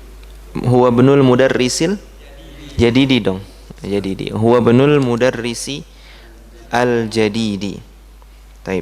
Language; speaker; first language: Arabic; non-native, fluent; Indonesian